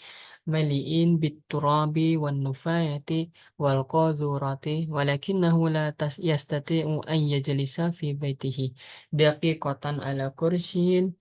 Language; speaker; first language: Arabic; non-native, learner; Indonesian